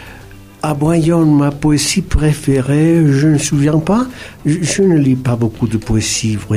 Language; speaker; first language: French; non-native, fluent; Spanish